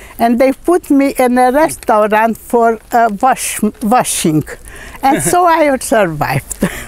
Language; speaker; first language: English; non-native, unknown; Hungarian